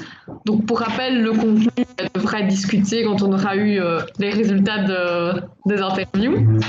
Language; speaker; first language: French; native; French